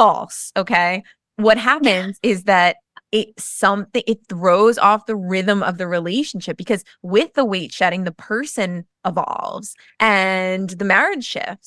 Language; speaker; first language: English; native; English